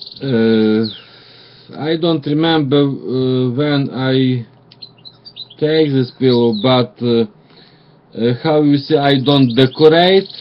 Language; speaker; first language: English; non-native, learner; Russian